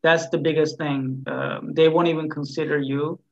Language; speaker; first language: English; non-native, fluent; Turkish